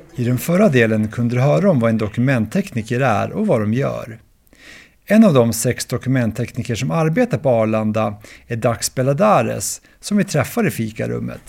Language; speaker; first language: Swedish; native; Swedish